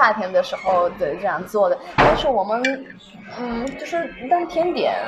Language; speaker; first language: Chinese; non-native, fluent; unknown